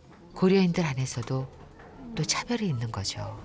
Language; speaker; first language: Korean; native; Korean